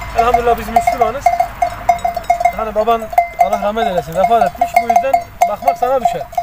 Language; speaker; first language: Turkish; native; Turkish